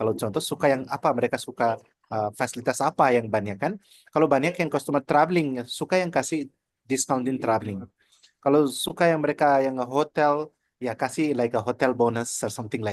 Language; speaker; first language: Indonesian; non-native, learner; Nepali